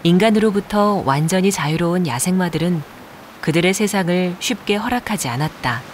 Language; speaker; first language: Korean; native; Korean